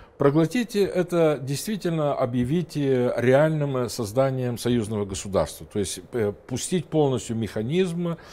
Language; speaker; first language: Russian; non-native, local second language; Romanian